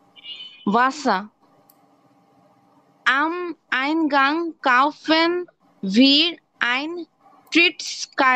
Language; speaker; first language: German; non-native, learner; Bangla